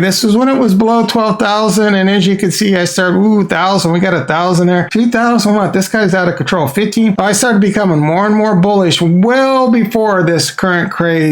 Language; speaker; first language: English; native; English